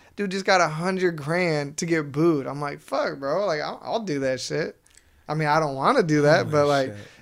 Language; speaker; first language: English; native; English